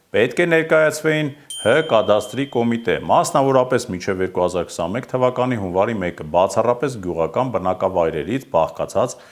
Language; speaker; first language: Armenian; native; Armenian